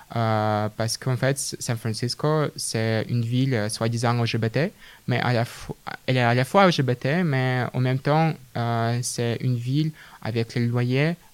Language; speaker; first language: French; non-native, fluent; Russian